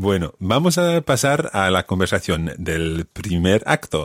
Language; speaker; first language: Spanish; non-native, fluent; English